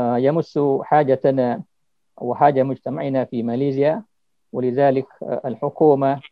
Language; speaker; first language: Arabic; non-native, fluent; Malay